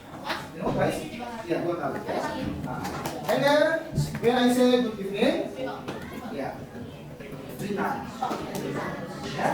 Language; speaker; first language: English; non-native, learner; Indonesian